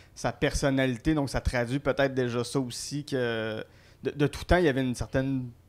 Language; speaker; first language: French; native; French